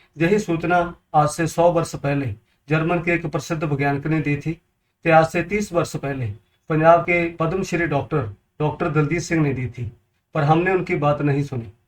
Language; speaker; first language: Hindi; non-native, local second language; Punjabi